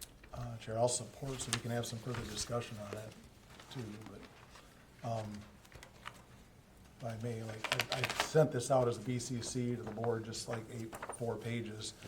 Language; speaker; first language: English; native; English